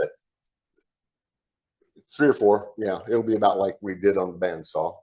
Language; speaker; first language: English; native; English